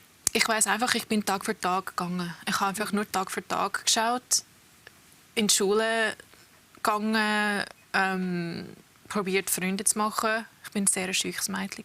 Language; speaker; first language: German; early bilingual, heritage; English